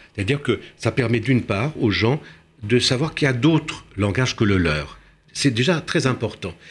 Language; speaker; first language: French; early bilingual, other home language; Romanian